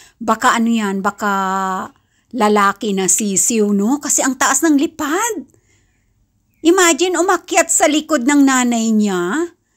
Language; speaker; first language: Filipino; non-native, local second language; Kinaray-a